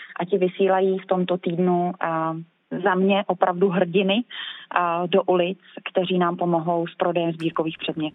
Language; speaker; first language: Czech; native; Czech